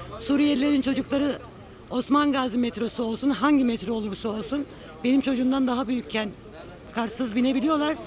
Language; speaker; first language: Turkish; native; Turkish